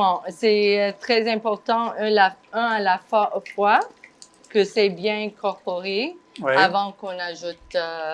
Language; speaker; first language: French; non-native, fluent; English